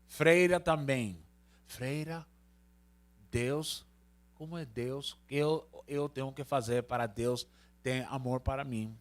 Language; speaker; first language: Portuguese; non-native, learner; Spanish